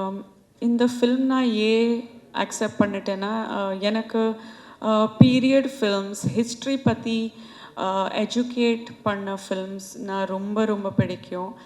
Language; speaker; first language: Tamil; non-native, fluent; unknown